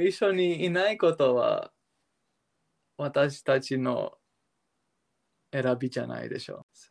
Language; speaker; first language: Japanese; non-native, learner; English